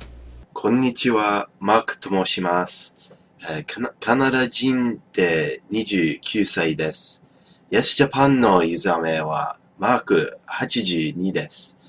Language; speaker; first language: Japanese; non-native, learner; English